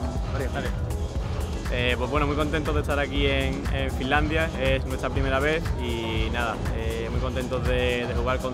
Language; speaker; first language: Spanish; native; Spanish